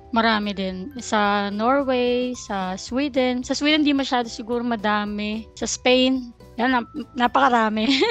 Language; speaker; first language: Filipino; native; Filipino